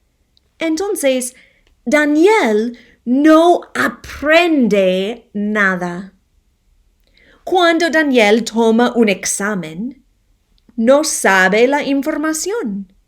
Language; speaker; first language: Spanish; non-native, fluent; English